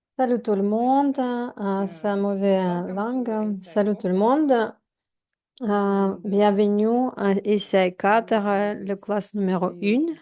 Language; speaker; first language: French; non-native, fluent; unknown